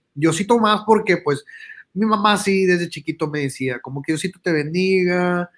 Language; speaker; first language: Spanish; early bilingual, heritage; Spanish